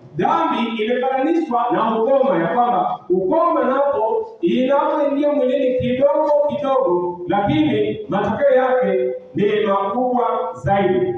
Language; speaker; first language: Swahili; non-native, local second language; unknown